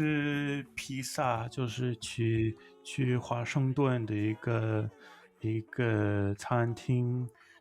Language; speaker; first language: Chinese; non-native, fluent; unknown